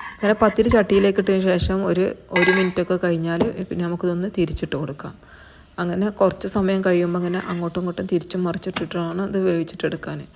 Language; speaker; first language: Malayalam; native; Malayalam